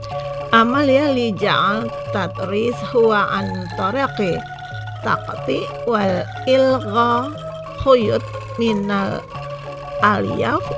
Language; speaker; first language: Arabic; non-native, fluent; Indonesian